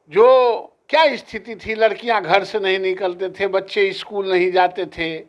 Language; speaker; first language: Hindi; native; Hindi